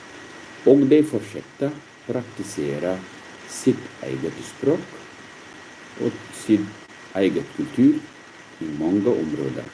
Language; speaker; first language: Swedish; non-native, learner; Arabic